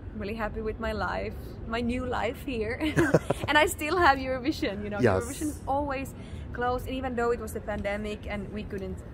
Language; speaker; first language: English; non-native, fluent; Finnish